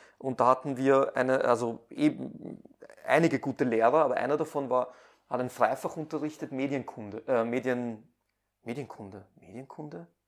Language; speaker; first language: German; early bilingual, other home language; Persian